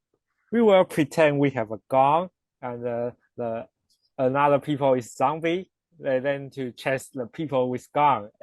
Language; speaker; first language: English; non-native, learner; Chinese